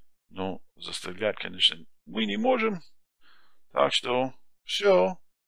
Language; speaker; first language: Russian; non-native, fluent; English